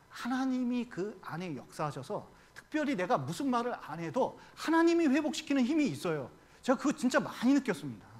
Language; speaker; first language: Korean; native; Korean